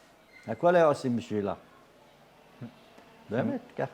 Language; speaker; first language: Hebrew; early bilingual, other home language; Arabic